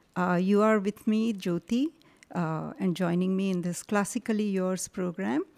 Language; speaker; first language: English; non-native, local second language; Marathi